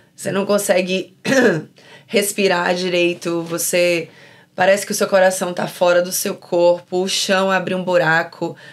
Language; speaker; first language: Portuguese; native; Portuguese